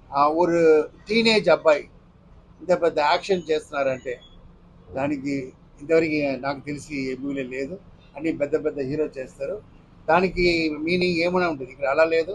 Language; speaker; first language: Telugu; non-native, fluent; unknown